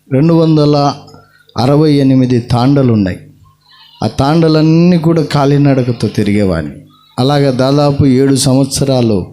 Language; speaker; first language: Telugu; non-native, local second language; Lambadi